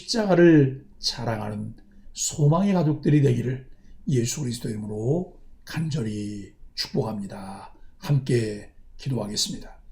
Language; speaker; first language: Korean; native; Korean